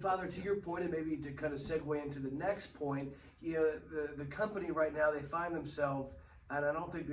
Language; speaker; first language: English; native; English